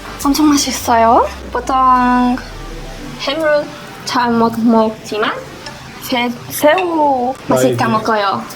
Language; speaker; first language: Korean; non-native, learner; Hungarian